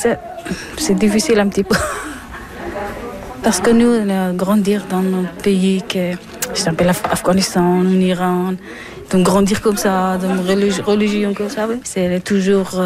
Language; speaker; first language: French; non-native, learner; Persian